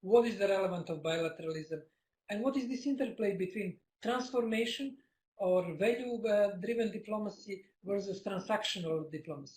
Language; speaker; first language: English; non-native, fluent; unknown